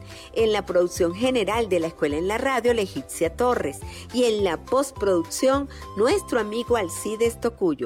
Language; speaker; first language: Spanish; native; Spanish